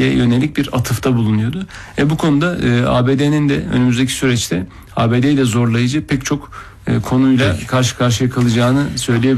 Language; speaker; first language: Turkish; native; Turkish